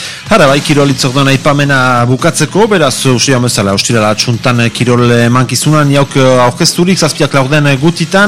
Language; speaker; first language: Basque; native; Basque